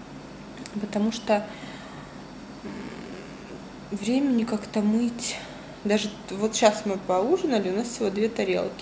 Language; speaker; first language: Russian; native; Russian